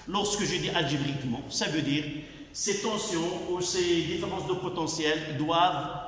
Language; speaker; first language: French; non-native, local second language; Arabic